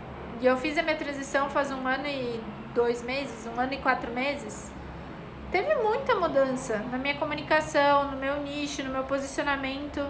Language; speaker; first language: Portuguese; native; Portuguese